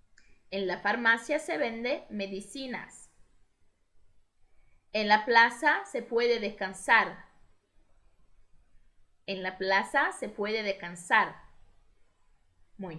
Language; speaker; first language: Spanish; non-native, fluent; Portuguese